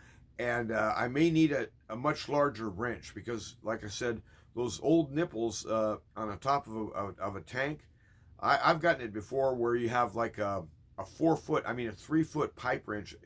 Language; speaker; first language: English; native; English